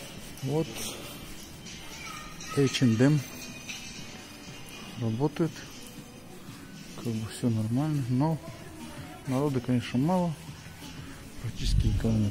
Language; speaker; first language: Russian; native; Russian